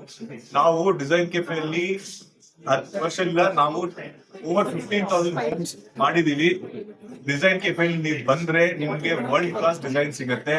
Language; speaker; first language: Kannada; non-native, local second language; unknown